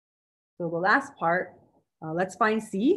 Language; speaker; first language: English; native; English